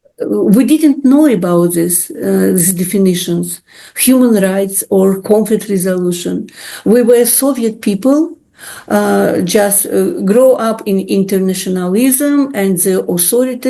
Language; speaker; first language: English; non-native, fluent; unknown